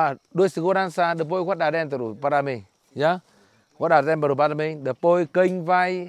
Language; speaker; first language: Portuguese; non-native, learner; Vietnamese